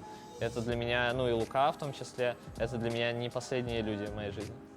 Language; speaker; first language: Russian; native; Russian